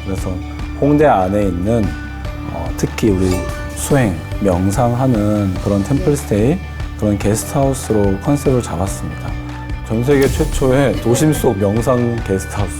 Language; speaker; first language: Korean; native; Korean